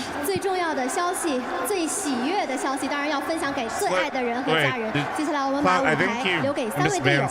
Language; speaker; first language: Chinese; native; Chinese